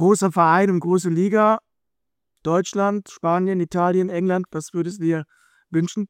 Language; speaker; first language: German; native; German